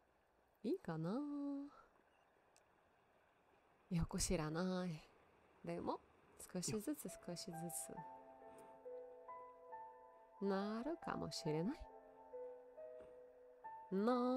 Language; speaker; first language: Japanese; non-native, learner; Russian